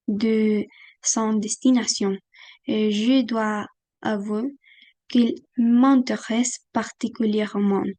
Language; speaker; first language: French; non-native, fluent; Spanish